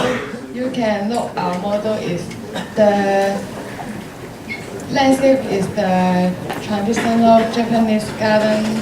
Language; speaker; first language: English; non-native, learner; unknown